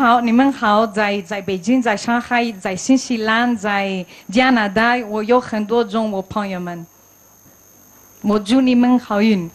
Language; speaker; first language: Chinese; non-native, learner; Greek